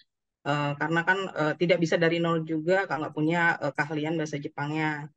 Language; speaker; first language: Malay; non-native, fluent; Japanese